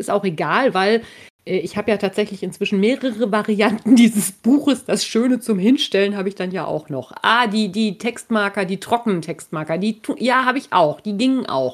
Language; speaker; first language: German; native; German